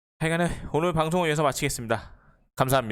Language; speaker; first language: Korean; native; Korean